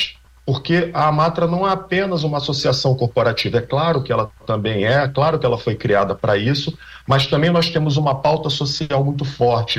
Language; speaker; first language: Portuguese; native; Portuguese